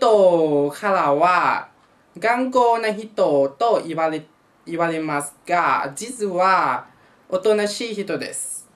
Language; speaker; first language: Japanese; non-native, learner; Thai